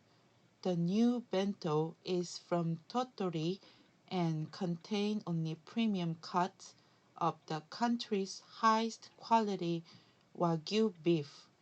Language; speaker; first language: English; non-native, learner; Korean